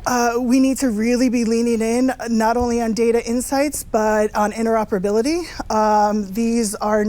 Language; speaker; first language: English; native; English